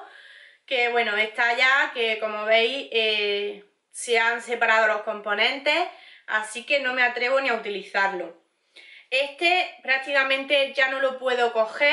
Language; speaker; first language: Spanish; native; Spanish